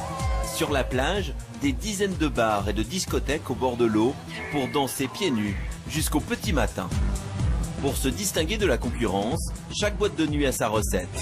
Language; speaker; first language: French; native; French